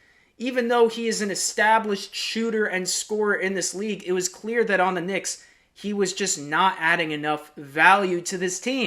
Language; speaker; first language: English; native; English